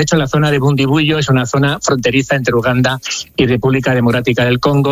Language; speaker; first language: Spanish; native; Spanish